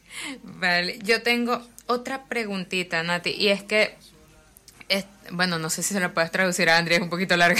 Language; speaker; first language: Spanish; native; Spanish